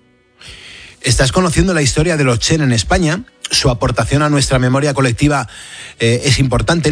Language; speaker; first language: Spanish; native; Spanish